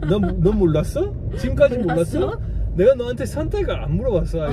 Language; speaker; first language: Korean; non-native, learner; French